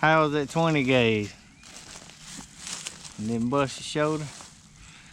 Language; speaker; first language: English; native; English